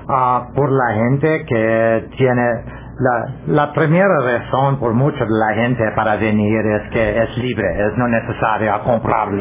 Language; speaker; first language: Spanish; non-native, learner; English